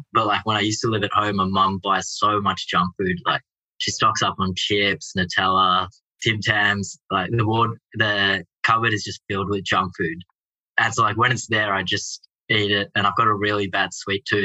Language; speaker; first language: English; native; English